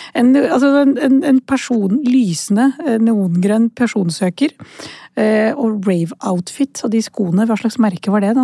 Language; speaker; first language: Norwegian; early bilingual, other home language; Urdu